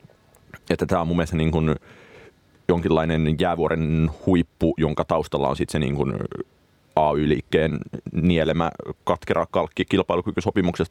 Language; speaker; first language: Finnish; native; Finnish